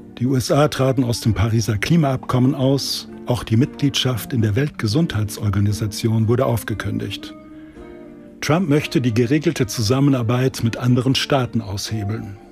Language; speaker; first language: German; native; German